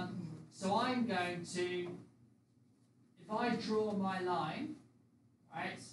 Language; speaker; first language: English; native; English